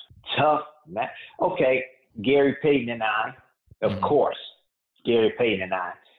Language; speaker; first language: English; native; English